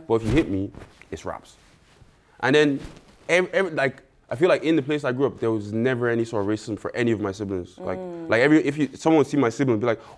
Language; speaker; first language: English; native; English